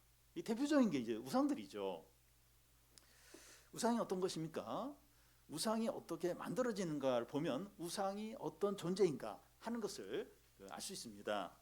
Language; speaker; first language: Korean; native; Korean